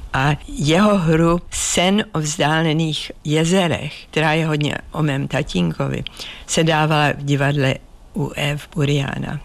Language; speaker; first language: Czech; native; Czech